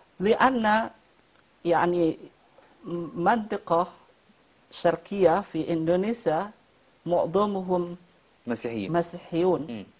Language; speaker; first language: Arabic; non-native, fluent; Indonesian